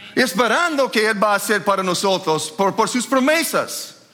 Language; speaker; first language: Spanish; non-native, fluent; English